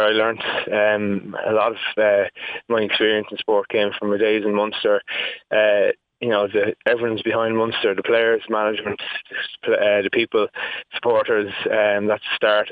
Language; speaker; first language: English; native; English